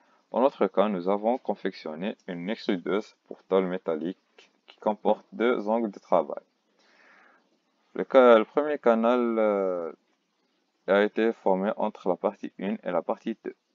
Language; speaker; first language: French; non-native, local second language; Arabic